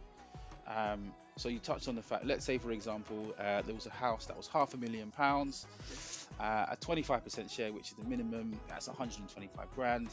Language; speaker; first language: English; native; English